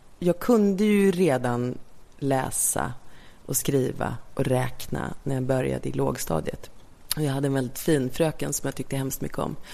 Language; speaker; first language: Swedish; native; Swedish